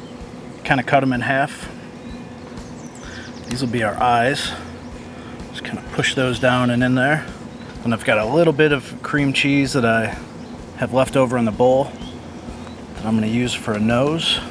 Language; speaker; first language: English; native; English